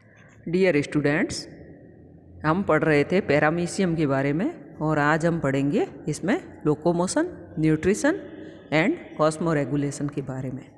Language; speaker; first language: Hindi; native; Hindi